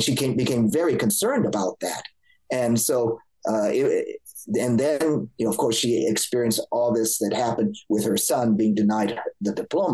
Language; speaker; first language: English; native; English